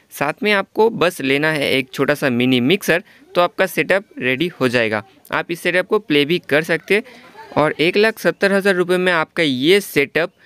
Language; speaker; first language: Hindi; non-native, local second language; Bangla